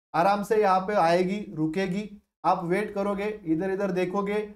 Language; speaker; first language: Hindi; non-native, local second language; Marathi